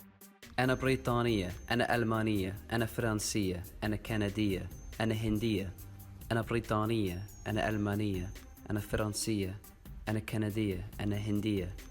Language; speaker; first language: Arabic; non-native, learner; English